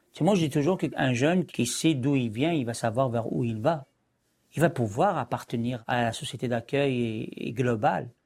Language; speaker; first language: French; non-native, local second language; Arabic